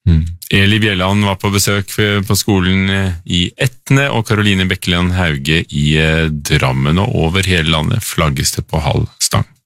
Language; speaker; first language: Norwegian; native; Norwegian